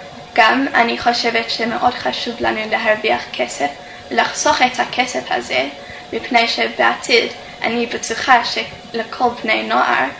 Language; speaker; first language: Hebrew; non-native, fluent; English